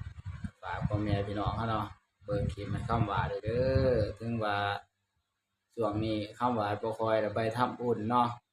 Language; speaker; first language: Thai; non-native, local second language; Lao